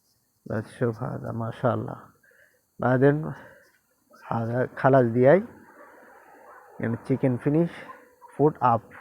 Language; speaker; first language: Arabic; non-native, learner; Bangla